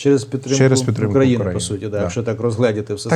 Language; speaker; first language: Ukrainian; native; Ukrainian